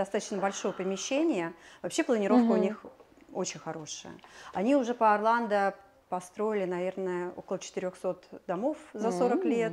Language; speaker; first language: Russian; native; Russian